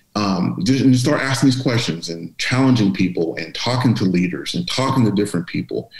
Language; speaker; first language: English; native; English